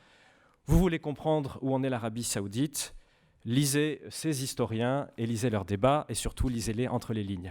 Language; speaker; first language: French; native; French